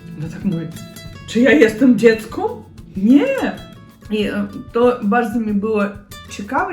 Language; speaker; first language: Polish; non-native, learner; Russian